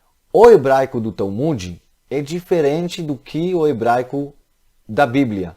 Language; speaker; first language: Portuguese; non-native, fluent; Hebrew